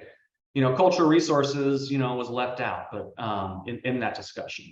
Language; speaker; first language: English; native; English